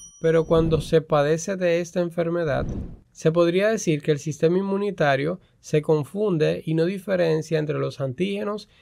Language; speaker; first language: Spanish; native; Spanish